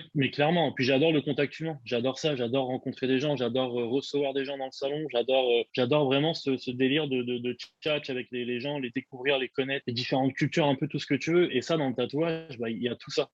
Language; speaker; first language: French; native; French